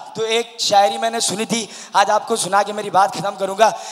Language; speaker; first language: Hindi; non-native, local second language; Urdu